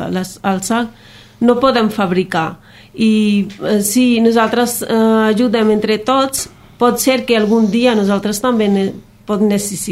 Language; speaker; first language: Catalan; non-native, learner; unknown